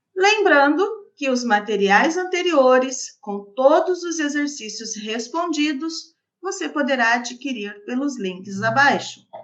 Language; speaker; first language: Portuguese; native; Portuguese